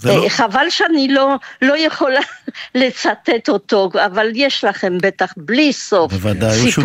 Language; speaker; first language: Hebrew; non-native, fluent; French